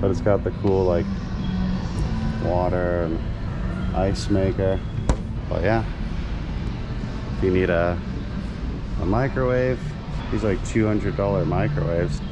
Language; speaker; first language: English; native; English